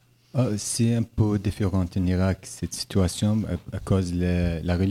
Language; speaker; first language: French; non-native, learner; Arabic